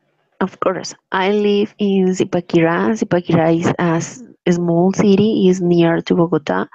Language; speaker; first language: English; non-native, learner; Spanish